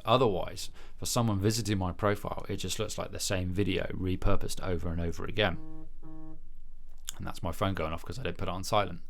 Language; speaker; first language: English; native; English